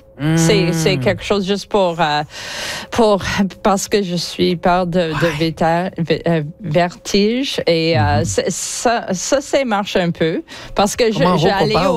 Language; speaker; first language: French; non-native, learner; English